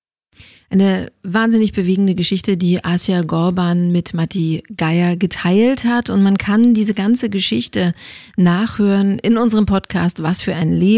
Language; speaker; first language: German; native; German